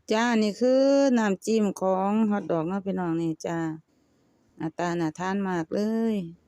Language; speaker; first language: Thai; native; Thai